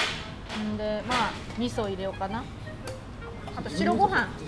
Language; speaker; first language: Japanese; native; Japanese